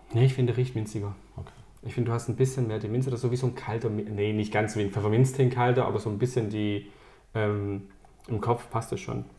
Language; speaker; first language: German; early bilingual, other home language; Italian